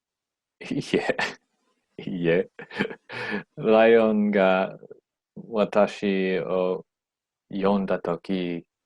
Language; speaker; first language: Japanese; non-native, learner; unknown